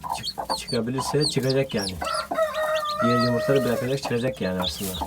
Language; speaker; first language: Turkish; native; Turkish